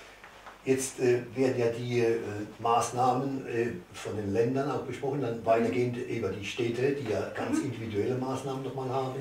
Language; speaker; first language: German; native; German